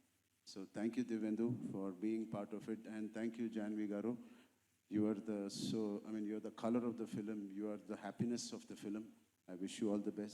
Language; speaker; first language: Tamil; non-native, local second language; Telugu